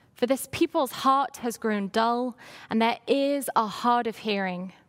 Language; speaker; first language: English; native; English